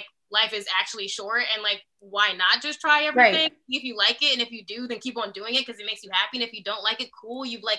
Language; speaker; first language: English; native; English